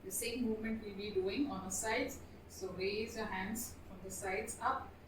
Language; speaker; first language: English; non-native, local second language; Marathi